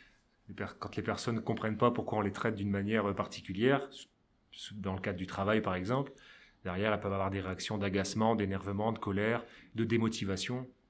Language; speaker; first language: French; native; French